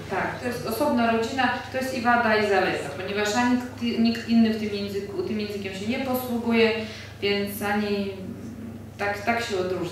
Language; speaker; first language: Polish; non-native, fluent; Georgian